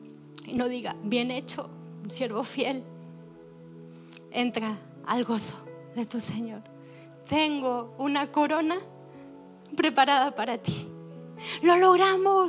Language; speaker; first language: Spanish; native; Spanish